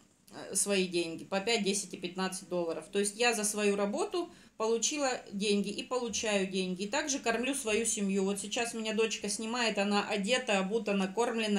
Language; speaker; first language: Russian; native; Russian